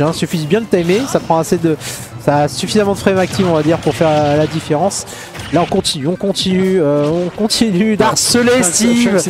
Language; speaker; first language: French; native; French